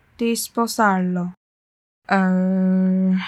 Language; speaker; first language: Italian; non-native, learner; Chinese